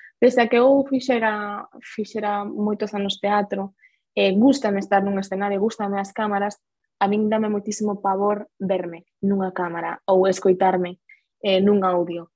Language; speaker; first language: Galician; non-native, local second language; Spanish